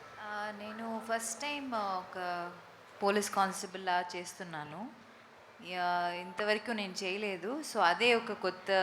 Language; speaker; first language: Telugu; non-native, local second language; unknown